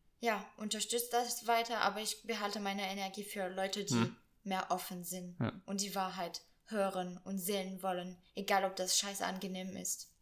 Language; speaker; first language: German; non-native, fluent; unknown